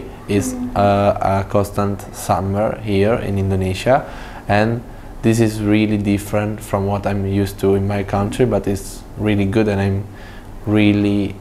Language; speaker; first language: English; non-native, fluent; Italian